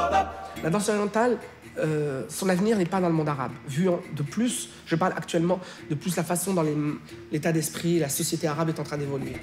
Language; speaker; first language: French; non-native, local second language; Arabic